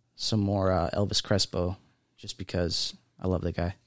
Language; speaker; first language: English; native; English